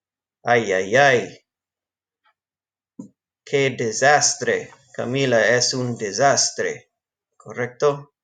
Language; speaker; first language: Spanish; non-native, fluent; English